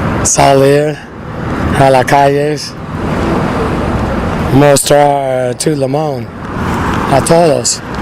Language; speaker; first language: Spanish; non-native, learner; English